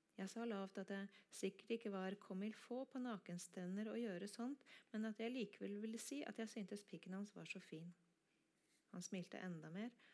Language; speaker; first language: Norwegian; native; Norwegian